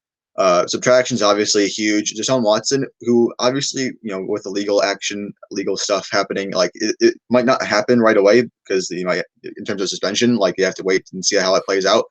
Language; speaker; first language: English; native; English